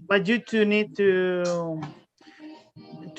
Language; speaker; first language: English; non-native, learner; Spanish